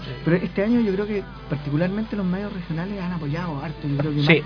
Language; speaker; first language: Spanish; native; Spanish